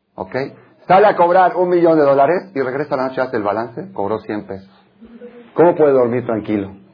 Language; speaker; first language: Spanish; non-native, fluent; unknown